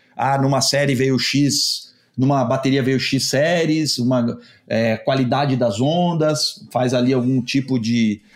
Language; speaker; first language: Portuguese; native; Portuguese